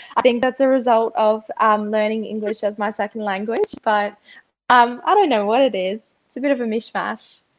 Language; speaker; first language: English; early bilingual, other home language; Russian